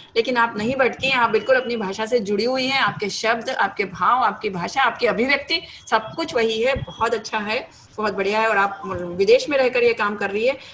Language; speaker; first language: Hindi; native; Hindi